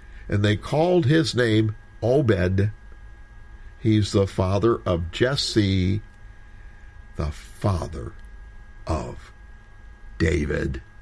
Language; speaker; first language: English; native; English